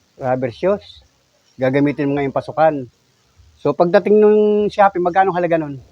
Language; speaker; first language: Filipino; native; Filipino